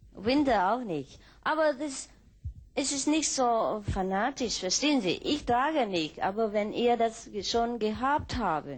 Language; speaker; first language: German; non-native, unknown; Vietnamese